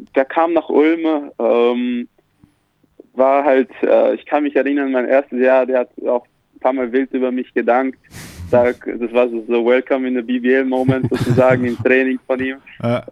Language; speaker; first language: German; native; German